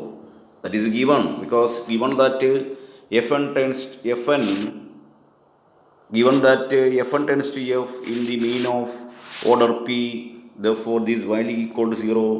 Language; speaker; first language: English; non-native, local second language; Malayalam